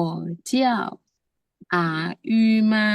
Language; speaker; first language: Chinese; non-native, learner; Indonesian